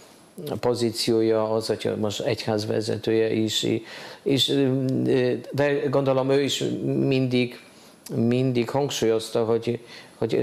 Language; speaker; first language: Hungarian; non-native, fluent; Polish